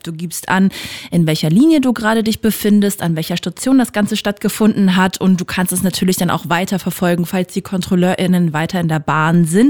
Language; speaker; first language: German; native; German